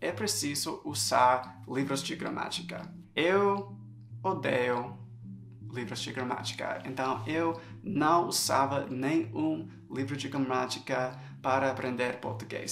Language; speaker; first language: Portuguese; non-native, fluent; English